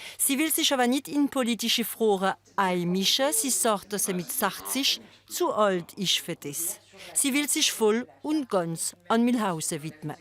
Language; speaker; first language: German; non-native, local second language; French